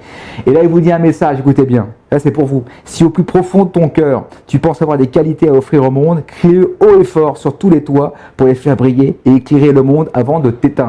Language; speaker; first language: French; native; French